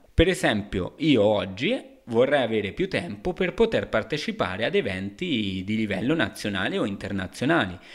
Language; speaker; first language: Italian; non-native, fluent; Spanish